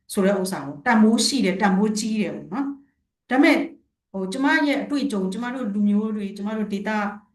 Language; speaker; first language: Burmese; non-native, local second language; Shwe Palaung